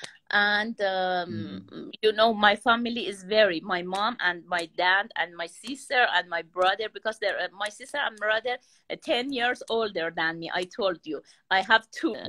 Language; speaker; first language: English; non-native, learner; Persian